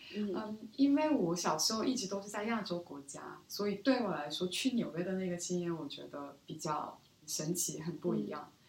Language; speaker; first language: Chinese; early bilingual, other home language; Korean